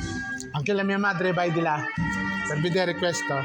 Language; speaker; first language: Italian; non-native, learner; Filipino